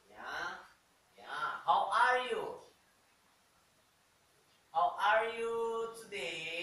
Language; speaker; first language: English; non-native, learner; Indonesian